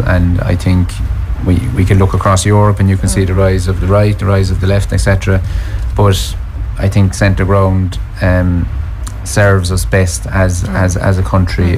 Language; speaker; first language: English; native; English